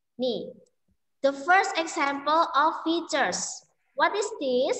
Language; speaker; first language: English; non-native, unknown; Indonesian